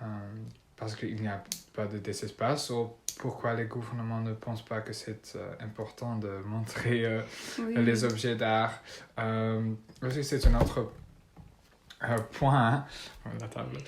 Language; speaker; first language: French; non-native, learner; Dutch